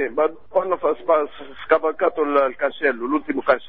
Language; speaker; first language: Italian; non-native, learner; Arabic